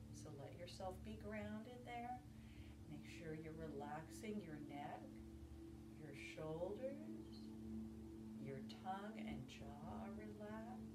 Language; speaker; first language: English; native; English